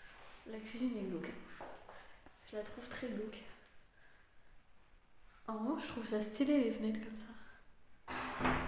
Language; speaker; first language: French; native; French